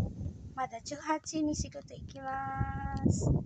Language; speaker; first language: Japanese; non-native, learner; Filipino